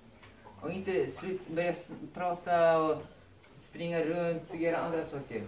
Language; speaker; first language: Swedish; non-native, fluent; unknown